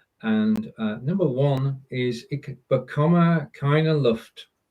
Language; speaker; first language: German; non-native, learner; English